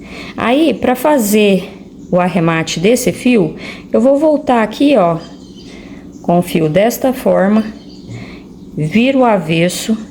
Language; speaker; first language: Portuguese; native; Portuguese